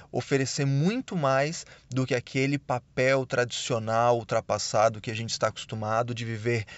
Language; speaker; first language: Portuguese; native; Portuguese